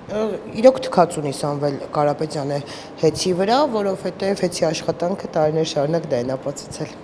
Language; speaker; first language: Armenian; native; Armenian